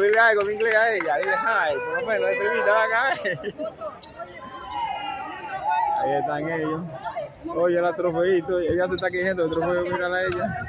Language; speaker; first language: Spanish; native; Spanish